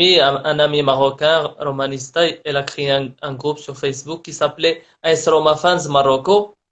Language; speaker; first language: French; non-native, local second language; Arabic